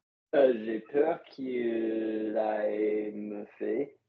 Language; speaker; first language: French; non-native, learner; English